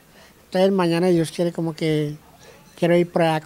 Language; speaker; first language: Spanish; native; Spanish